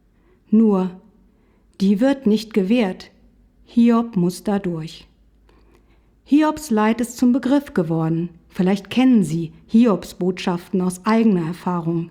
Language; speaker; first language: German; native; German